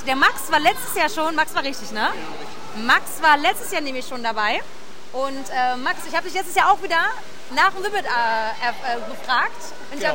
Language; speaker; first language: German; native; German